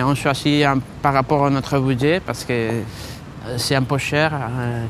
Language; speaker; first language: French; non-native, fluent; Spanish